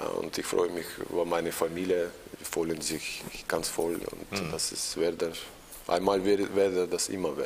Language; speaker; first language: German; non-native, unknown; Russian